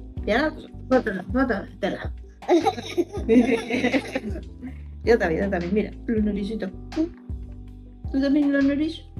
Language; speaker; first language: Spanish; native; Spanish